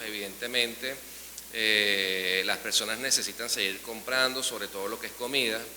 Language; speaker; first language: Spanish; native; Spanish